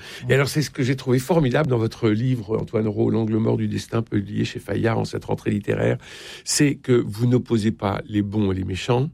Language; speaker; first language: French; native; French